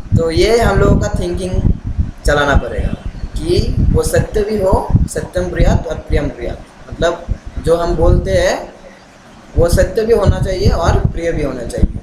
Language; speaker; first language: Hindi; non-native, local second language; Bangla